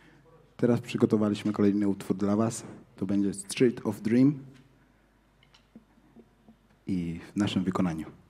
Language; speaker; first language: Polish; non-native, fluent; Spanish